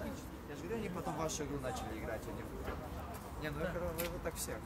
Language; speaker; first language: Russian; native; Russian